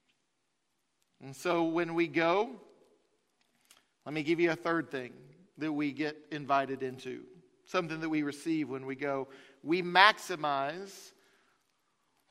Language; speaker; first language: English; native; English